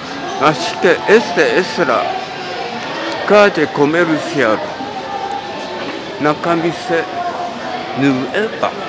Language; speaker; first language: Spanish; non-native, learner; Japanese